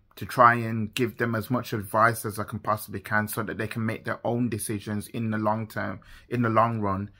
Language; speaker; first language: English; native; English